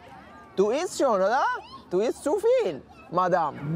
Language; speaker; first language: German; non-native, learner; Persian